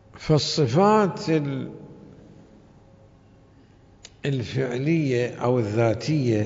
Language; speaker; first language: Arabic; native; Arabic